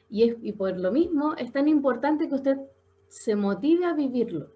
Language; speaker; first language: Spanish; native; Spanish